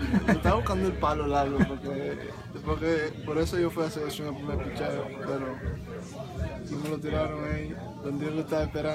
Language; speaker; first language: Spanish; non-native, local second language; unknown